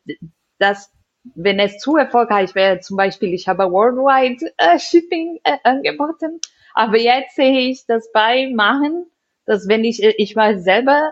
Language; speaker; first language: German; non-native, fluent; Portuguese